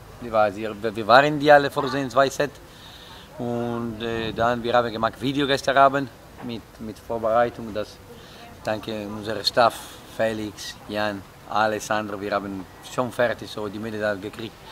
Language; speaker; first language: German; non-native, learner; Italian